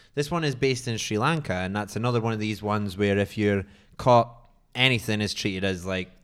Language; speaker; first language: English; native; English